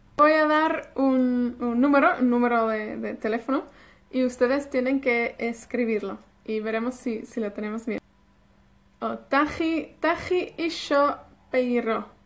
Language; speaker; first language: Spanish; non-native, fluent; Welsh